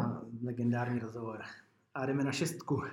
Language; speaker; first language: Czech; native; Czech